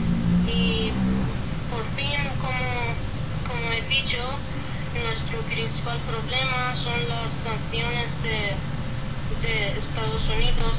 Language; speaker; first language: Spanish; non-native, learner; Persian